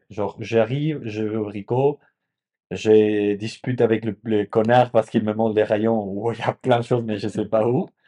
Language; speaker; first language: French; non-native, fluent; Spanish